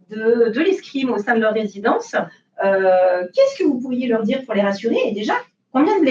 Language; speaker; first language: French; native; French